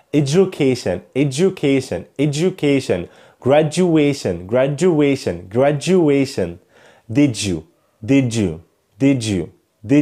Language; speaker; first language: English; non-native, fluent; Arabic